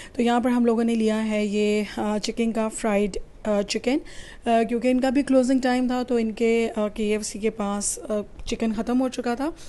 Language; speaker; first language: Urdu; native; Urdu